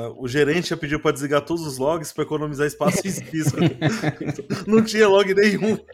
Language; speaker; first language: Portuguese; native; Portuguese